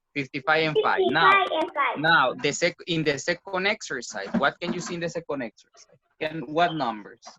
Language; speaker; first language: English; non-native, fluent; Spanish